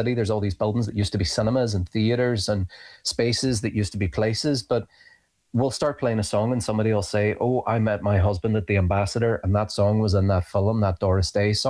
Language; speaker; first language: English; native; English